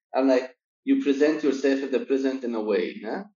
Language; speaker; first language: English; non-native, fluent; Arabic